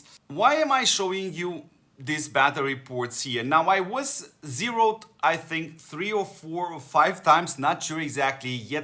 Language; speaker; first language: English; non-native, fluent; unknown